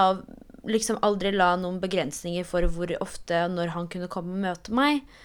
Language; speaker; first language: Norwegian; early bilingual, other home language; Polish